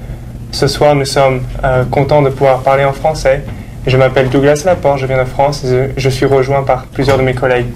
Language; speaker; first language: French; native; French